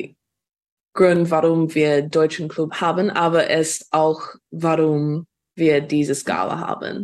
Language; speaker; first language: German; non-native, fluent; English